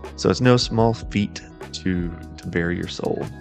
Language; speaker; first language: English; native; English